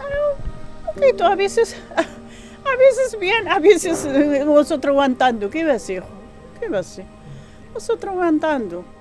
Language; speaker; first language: Spanish; non-native, learner; Arabic